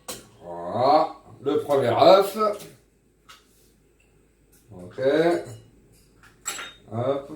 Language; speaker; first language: French; native; French